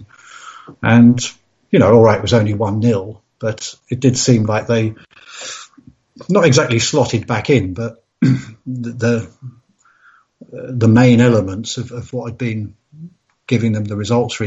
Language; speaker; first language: English; native; English